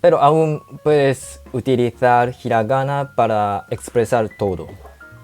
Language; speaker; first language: Spanish; non-native, fluent; Japanese